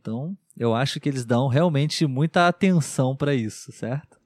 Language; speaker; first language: Portuguese; native; Portuguese